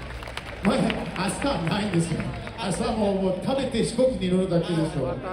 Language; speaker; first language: Japanese; non-native, fluent; Portuguese